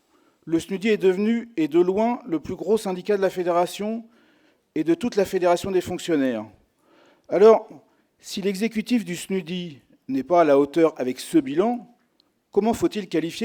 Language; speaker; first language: French; native; French